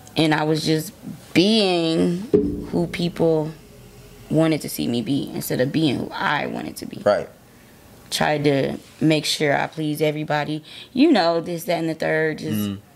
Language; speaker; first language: English; native; English